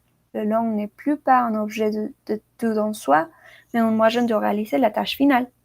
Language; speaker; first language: French; non-native, learner; Spanish